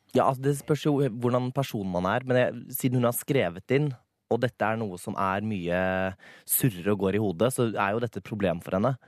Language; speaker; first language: Norwegian; native; Norwegian